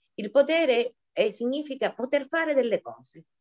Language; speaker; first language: Italian; native; Italian